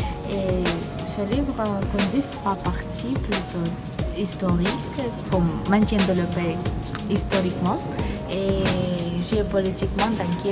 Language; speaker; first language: French; non-native, learner; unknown